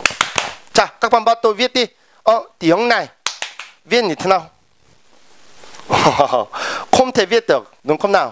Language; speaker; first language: Vietnamese; non-native, fluent; Korean